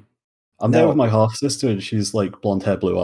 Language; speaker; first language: English; native; English